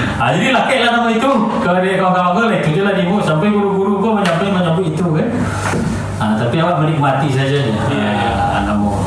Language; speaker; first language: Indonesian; non-native, local second language; Minangkabau